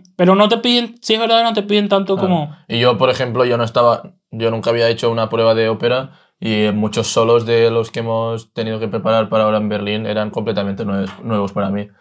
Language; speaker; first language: Spanish; native; Spanish